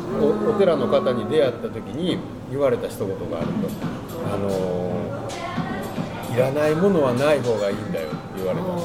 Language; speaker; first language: Japanese; native; Japanese